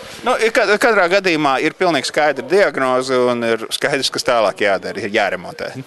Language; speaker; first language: Latvian; native; Latvian